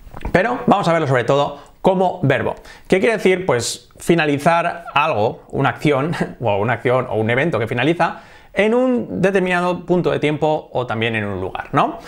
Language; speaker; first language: Spanish; native; Spanish